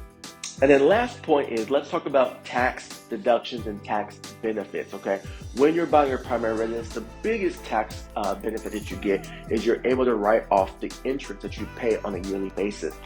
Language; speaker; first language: English; native; English